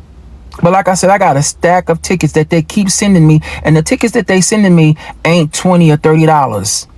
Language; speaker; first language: English; native; English